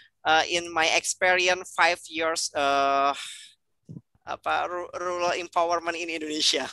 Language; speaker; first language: English; non-native, fluent; Indonesian